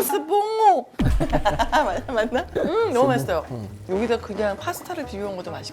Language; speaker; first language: Korean; native; Korean